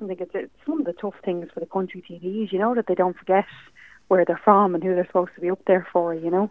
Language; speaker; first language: English; native; English